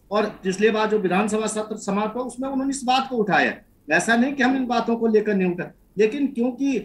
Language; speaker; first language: Hindi; native; Hindi